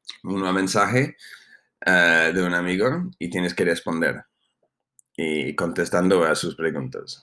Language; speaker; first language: Spanish; non-native, fluent; English